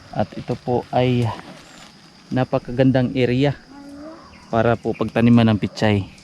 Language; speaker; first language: Filipino; non-native, local second language; Cebuano